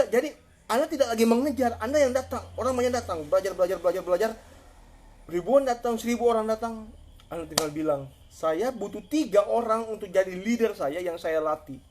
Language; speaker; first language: Indonesian; native; Indonesian